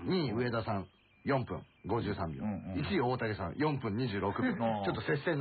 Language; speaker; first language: Japanese; native; Japanese